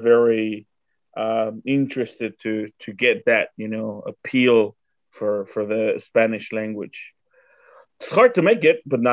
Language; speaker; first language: English; non-native, fluent; Spanish